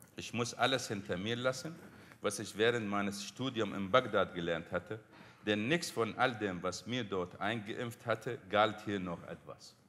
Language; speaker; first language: German; non-native, fluent; Arabic